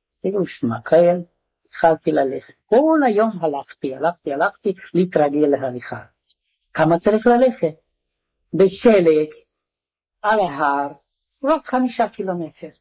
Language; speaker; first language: Hebrew; non-native, fluent; Hungarian